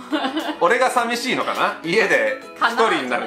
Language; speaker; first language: Japanese; native; Japanese